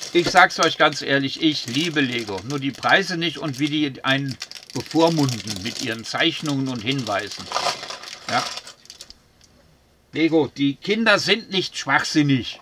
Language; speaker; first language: German; native; German